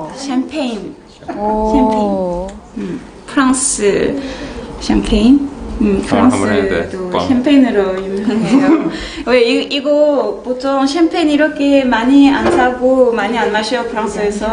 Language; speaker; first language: Korean; non-native, learner; French